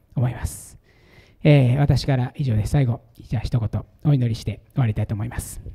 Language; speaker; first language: Japanese; native; Japanese